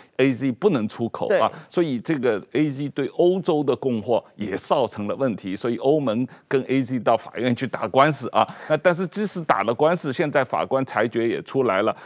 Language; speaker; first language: Chinese; native; Chinese